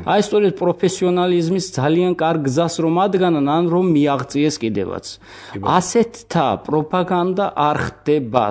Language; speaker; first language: Georgian; non-native, local second language; Azerbaijani